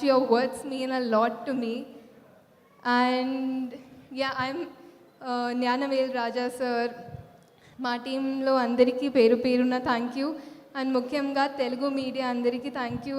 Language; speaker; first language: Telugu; non-native, fluent; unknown